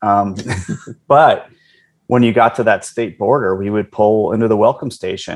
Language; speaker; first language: English; native; English